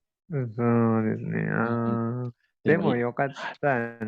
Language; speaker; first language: Japanese; non-native, learner; Indonesian